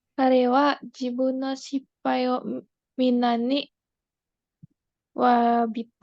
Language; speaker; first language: Japanese; non-native, learner; Indonesian